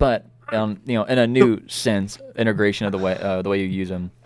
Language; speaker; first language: English; native; English